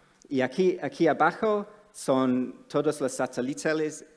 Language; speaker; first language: Spanish; non-native, fluent; English